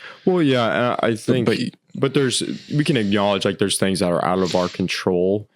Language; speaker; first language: English; native; English